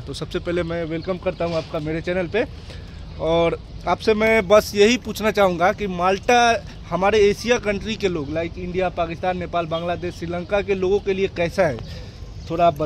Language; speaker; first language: Hindi; native; Hindi